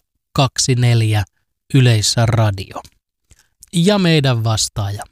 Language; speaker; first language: Finnish; native; Finnish